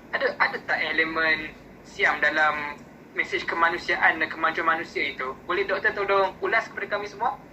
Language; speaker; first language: Malay; native; Malay